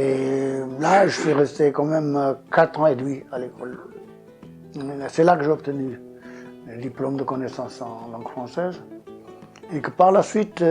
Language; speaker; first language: French; non-native, fluent; Portuguese